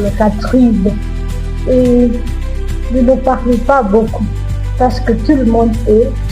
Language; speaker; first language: French; non-native, learner; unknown